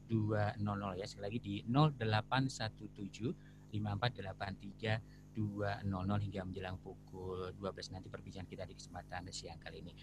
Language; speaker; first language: Indonesian; native; Indonesian